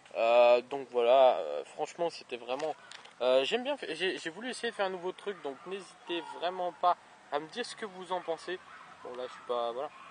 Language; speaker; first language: French; native; French